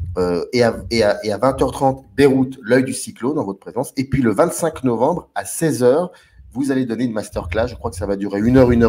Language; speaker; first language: French; native; French